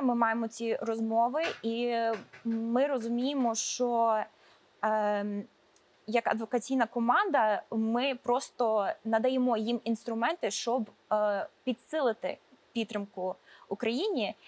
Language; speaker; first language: Ukrainian; early bilingual, heritage; Ukrainian